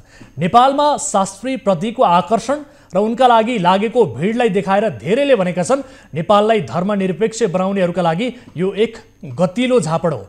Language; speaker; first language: Nepali; native; Nepali